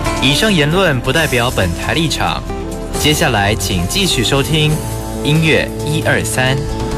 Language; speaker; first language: Chinese; native; Chinese